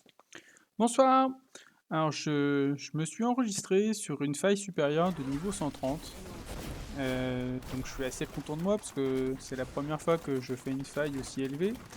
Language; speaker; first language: French; native; French